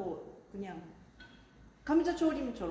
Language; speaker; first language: Korean; non-native, fluent; Japanese